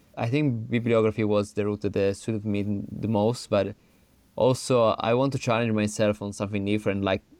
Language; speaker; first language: English; non-native, fluent; Italian